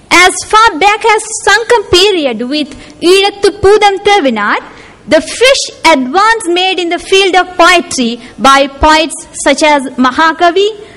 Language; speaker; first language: English; non-native, local second language; Tamil